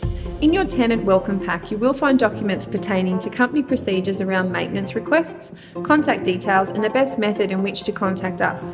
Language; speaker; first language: English; native; English